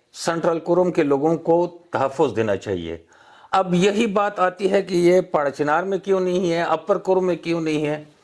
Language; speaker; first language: Urdu; non-native, local second language; Pashto